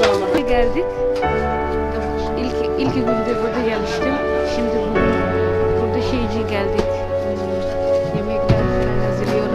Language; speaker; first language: Turkish; non-native, learner; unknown